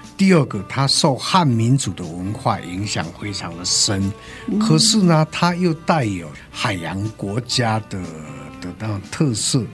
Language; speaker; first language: Chinese; native; Chinese